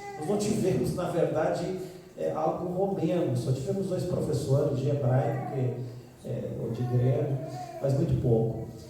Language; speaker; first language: Portuguese; non-native, fluent; Romanian